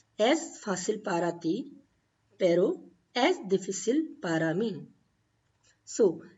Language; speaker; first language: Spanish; non-native, fluent; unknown